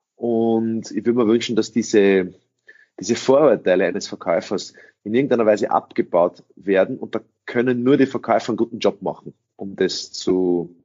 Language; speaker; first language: German; early bilingual, other home language; English